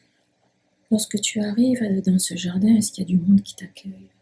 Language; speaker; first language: French; native; French